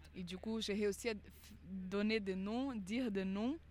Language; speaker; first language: French; non-native, fluent; Portuguese